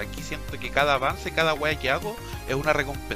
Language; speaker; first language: Spanish; native; Spanish